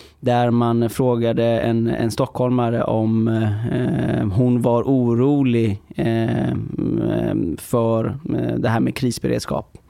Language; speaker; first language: Swedish; early bilingual, other home language; Persian